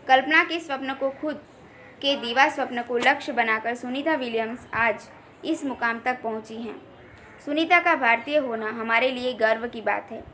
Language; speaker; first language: Hindi; non-native, local second language; Gujarati